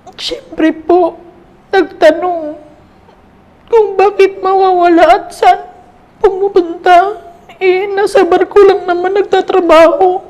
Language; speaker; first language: Filipino; non-native, local second language; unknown